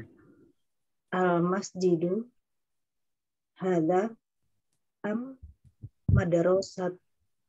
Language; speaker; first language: Arabic; non-native, learner; Indonesian